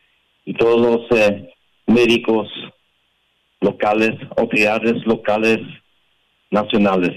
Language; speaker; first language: Spanish; non-native, local second language; Portuguese